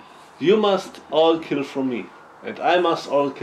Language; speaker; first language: English; non-native, learner; German